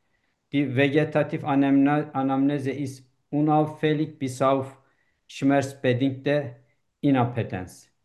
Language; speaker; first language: German; non-native, learner; Turkish